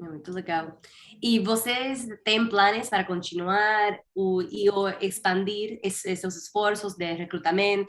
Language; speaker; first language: Portuguese; non-native, fluent; Spanish